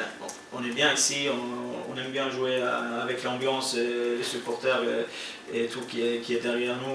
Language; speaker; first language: French; non-native, fluent; Norwegian